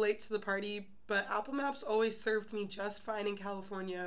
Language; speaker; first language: English; native; English